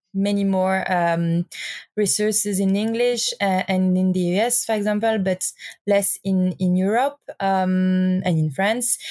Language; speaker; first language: English; non-native, fluent; French